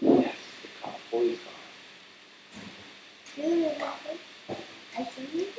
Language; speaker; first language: English; non-native, learner; Chinese